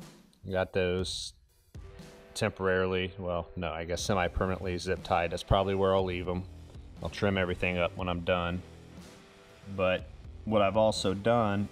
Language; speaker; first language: English; native; English